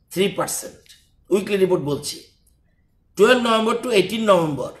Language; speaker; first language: English; non-native, local second language; Bangla